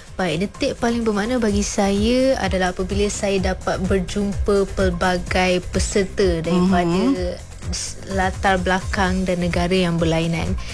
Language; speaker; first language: Malay; non-native, fluent; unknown